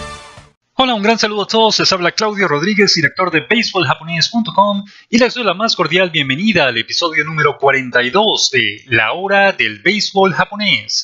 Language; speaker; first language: Spanish; native; Spanish